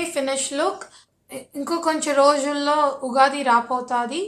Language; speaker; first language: Telugu; native; Telugu